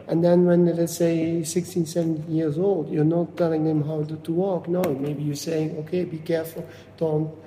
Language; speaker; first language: English; non-native, fluent; Dutch